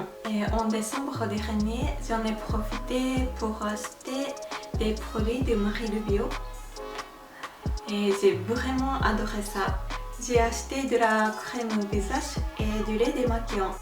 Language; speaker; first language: French; non-native, fluent; Japanese